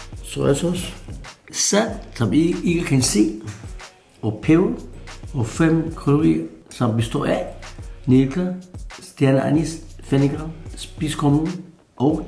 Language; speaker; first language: Danish; non-native, fluent; Chinese